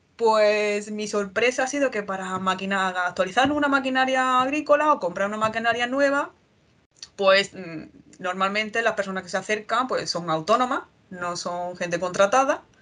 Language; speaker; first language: Spanish; native; Spanish